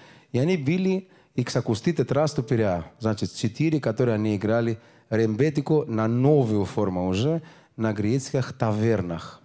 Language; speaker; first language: Russian; non-native, learner; Greek